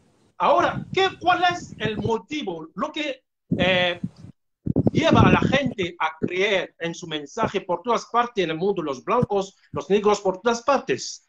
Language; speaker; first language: Spanish; non-native, fluent; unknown